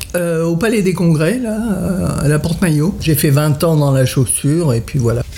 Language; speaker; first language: French; early bilingual, other home language; Italian